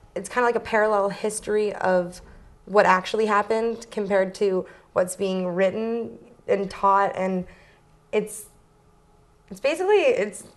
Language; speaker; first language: English; native; English